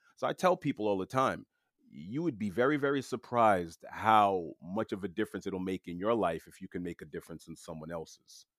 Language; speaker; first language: English; early bilingual, other home language; French